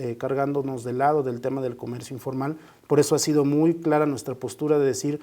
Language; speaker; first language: Spanish; native; Spanish